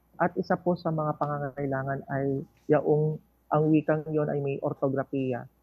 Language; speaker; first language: Filipino; non-native, local second language; Pampanga